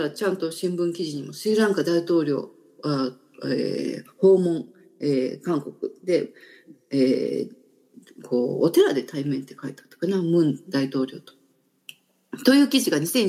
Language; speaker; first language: Japanese; native; Japanese